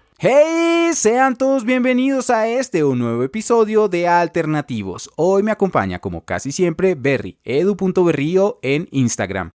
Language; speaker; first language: Spanish; native; Spanish